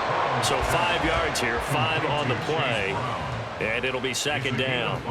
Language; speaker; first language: English; native; English